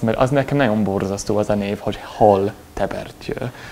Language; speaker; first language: Hungarian; non-native, learner; English